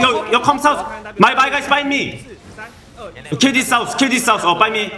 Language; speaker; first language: English; non-native, learner; Korean